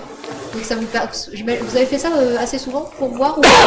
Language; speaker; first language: French; native; French